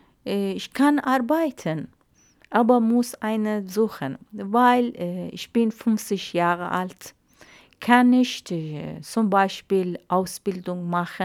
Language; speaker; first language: German; non-native, learner; Arabic